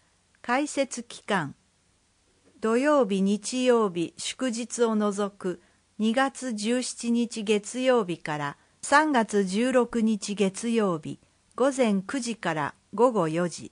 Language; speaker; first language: Japanese; native; Japanese